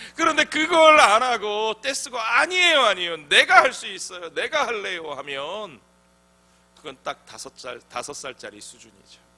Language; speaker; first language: Korean; native; Korean